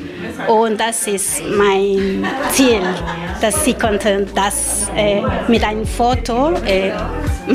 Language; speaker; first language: German; non-native, learner; Spanish